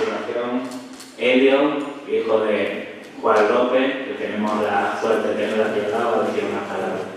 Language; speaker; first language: Spanish; native; Spanish